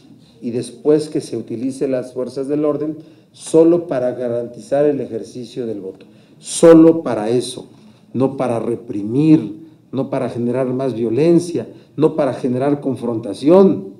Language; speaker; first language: Spanish; native; Spanish